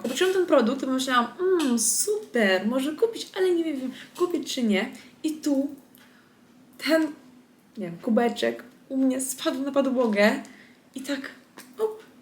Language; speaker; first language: Polish; non-native, fluent; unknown